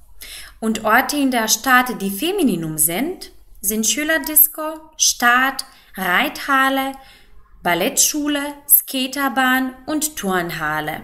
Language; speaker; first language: German; non-native, fluent; Macedonian